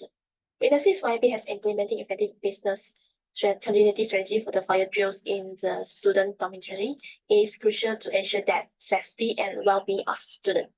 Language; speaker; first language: English; non-native, local second language; Malay